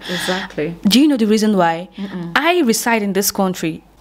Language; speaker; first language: English; non-native, local second language; Igbo